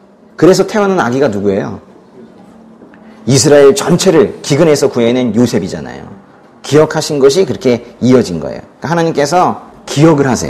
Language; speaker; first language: Korean; native; Korean